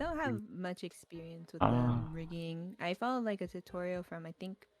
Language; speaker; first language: English; native; English